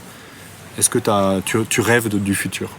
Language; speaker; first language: French; native; French